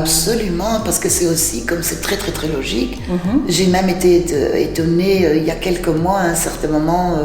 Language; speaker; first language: French; non-native, fluent; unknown